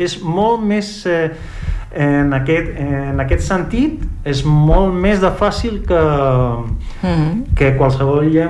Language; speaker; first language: Catalan; non-native, local second language; Spanish